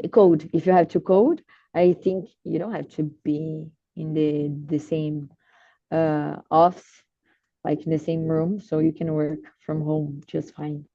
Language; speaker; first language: English; non-native, learner; Portuguese